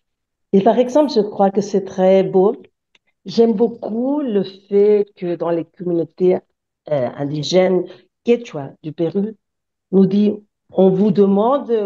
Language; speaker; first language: French; non-native, fluent; Spanish